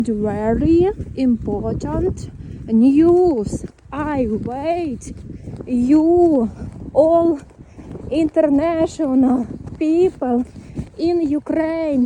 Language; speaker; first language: English; non-native, learner; Ukrainian